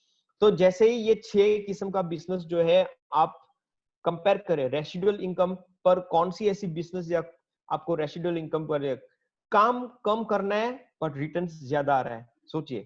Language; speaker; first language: Hindi; native; Hindi